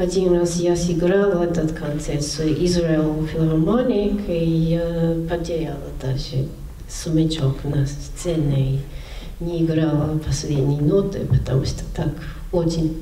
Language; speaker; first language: Russian; non-native, learner; Japanese